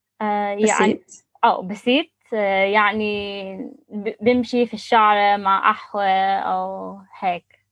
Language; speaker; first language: Arabic; non-native, learner; English